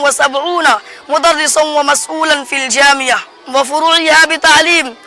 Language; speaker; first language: Arabic; non-native, fluent; Urdu